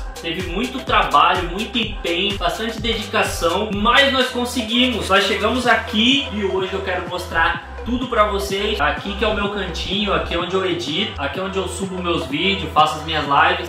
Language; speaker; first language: Portuguese; native; Portuguese